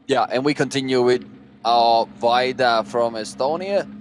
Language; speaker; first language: English; non-native, fluent; Latvian